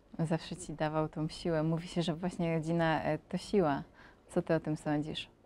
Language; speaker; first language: Polish; native; Polish